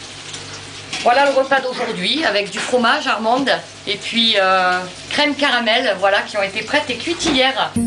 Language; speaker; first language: French; native; French